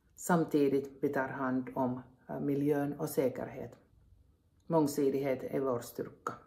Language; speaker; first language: Swedish; non-native, local second language; Finnish